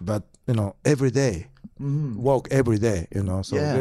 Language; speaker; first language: English; non-native, learner; Japanese